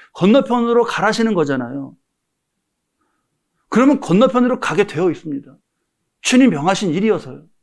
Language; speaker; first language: Korean; native; Korean